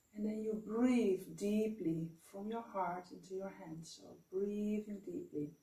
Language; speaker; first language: English; non-native, fluent; Dutch